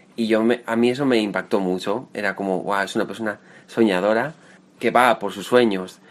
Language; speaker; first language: Spanish; native; Spanish